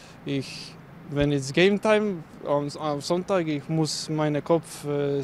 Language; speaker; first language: German; non-native, learner; Bosnian